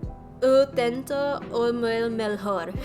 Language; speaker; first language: Portuguese; non-native, learner; English